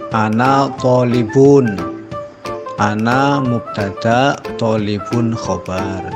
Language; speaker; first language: Arabic; non-native, fluent; Indonesian